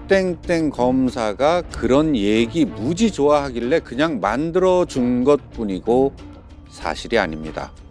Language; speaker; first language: Korean; native; Korean